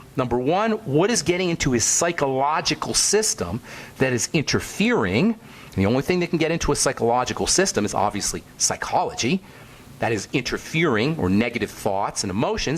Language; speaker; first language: English; native; English